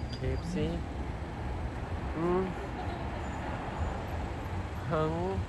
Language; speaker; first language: Korean; non-native, learner; Thai